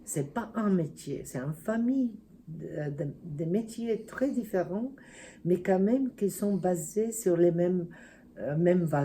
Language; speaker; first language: French; non-native, fluent; Serbian